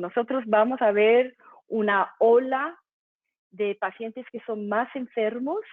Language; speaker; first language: Spanish; non-native, fluent; English